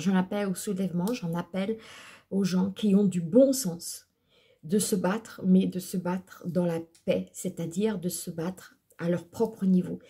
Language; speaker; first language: French; native; French